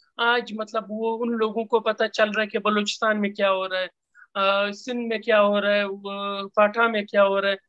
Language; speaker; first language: Urdu; non-native, local second language; Pashto